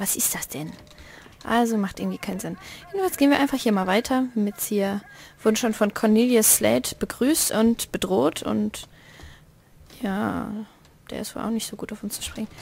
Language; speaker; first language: German; native; German